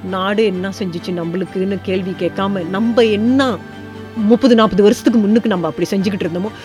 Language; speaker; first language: Tamil; early bilingual, heritage; Tamil